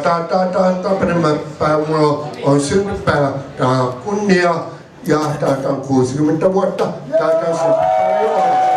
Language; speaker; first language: Finnish; native; Finnish